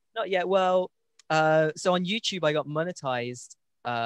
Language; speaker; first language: English; native; English